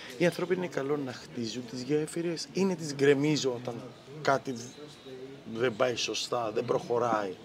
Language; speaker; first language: Greek; native; Greek